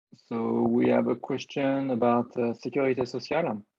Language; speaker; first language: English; non-native, fluent; French